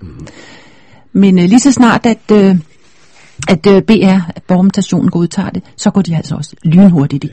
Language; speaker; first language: Danish; native; Danish